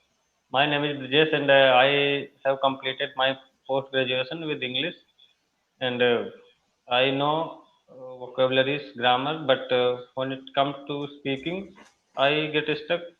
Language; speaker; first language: English; non-native, learner; Hindi